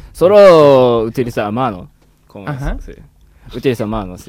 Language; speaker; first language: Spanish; non-native, learner; Japanese